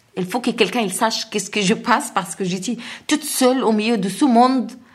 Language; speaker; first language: French; non-native, learner; Arabic